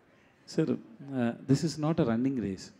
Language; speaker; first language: Telugu; non-native, learner; Tamil